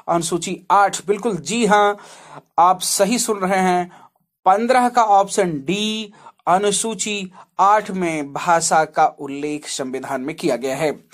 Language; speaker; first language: Hindi; native; Hindi